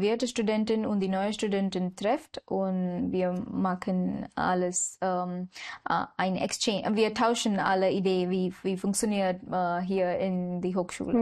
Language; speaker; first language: German; non-native, learner; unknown